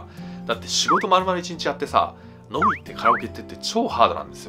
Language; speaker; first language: Japanese; native; Japanese